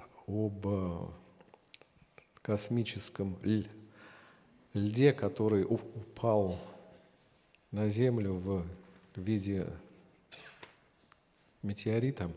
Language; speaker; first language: Russian; native; Russian